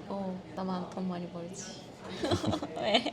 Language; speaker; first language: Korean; non-native, learner; Japanese